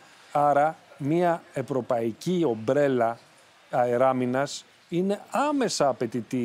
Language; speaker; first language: Greek; native; Greek